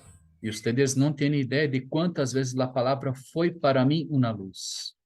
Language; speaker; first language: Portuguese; non-native, learner; Spanish